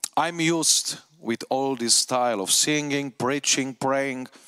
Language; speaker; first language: English; non-native, fluent; Romanian